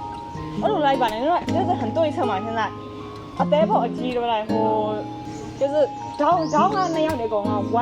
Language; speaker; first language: Chinese; early bilingual, heritage; Chinese